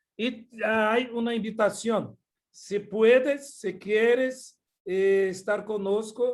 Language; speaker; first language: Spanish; non-native, learner; Portuguese